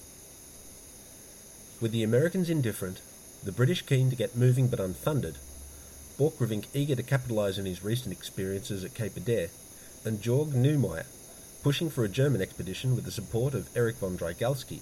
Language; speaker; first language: English; native; English